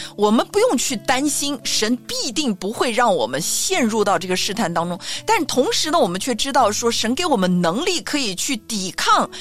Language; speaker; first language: Chinese; native; Chinese